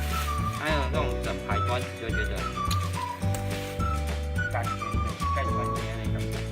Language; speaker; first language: Chinese; native; Chinese